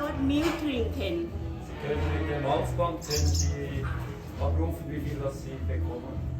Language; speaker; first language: German; non-native, learner; Thai